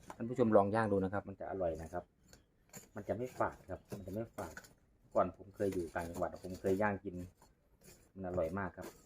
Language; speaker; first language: Thai; non-native, local second language; Northeastern Thai